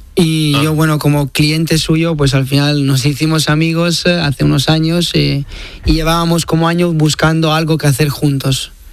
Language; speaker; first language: Spanish; non-native, fluent; Italian